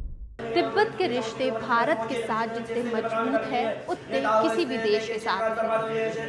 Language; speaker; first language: Hindi; native; Hindi